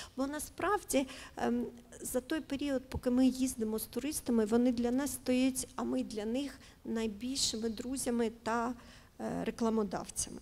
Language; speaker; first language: Ukrainian; native; Ukrainian